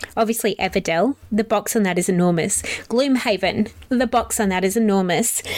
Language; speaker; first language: English; native; English